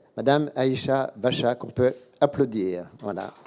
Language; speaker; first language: French; native; French